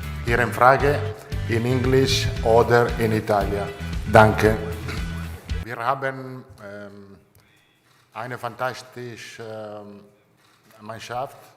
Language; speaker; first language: German; non-native, learner; Italian